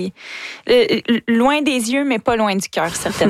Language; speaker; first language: French; native; French